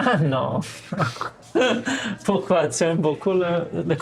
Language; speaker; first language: French; non-native, fluent; Portuguese